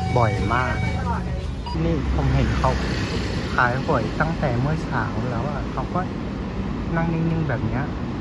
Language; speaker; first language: Thai; non-native, fluent; Vietnamese